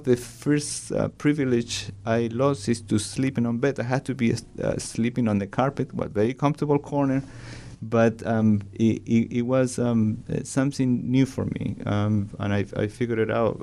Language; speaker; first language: English; non-native, learner; Spanish